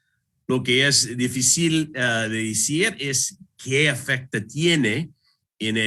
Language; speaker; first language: Spanish; non-native, fluent; English